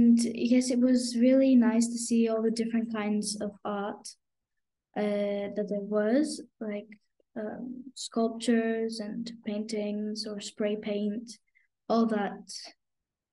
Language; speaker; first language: English; non-native, fluent; Greek